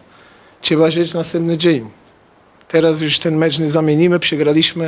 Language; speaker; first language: Polish; non-native, fluent; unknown